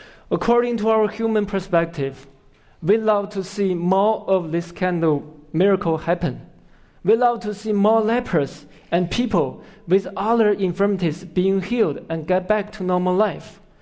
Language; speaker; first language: English; non-native, fluent; Chinese